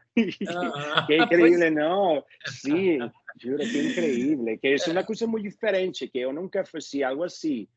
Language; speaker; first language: Portuguese; non-native, learner; Spanish